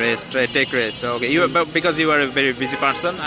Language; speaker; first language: English; non-native, learner; Bangla